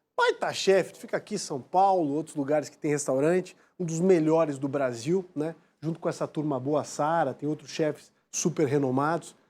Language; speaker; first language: Portuguese; native; Portuguese